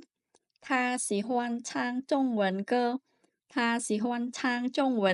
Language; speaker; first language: Chinese; non-native, fluent; Khmer